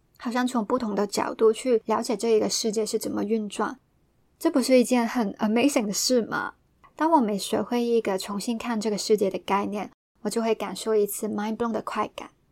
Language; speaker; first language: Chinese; non-native, local second language; Cantonese